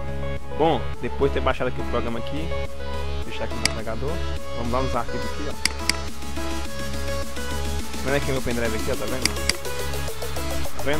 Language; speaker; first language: Portuguese; native; Portuguese